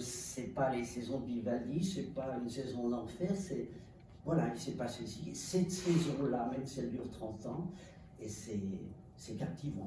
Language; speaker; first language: French; native; French